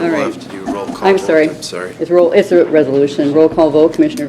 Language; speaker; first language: English; native; English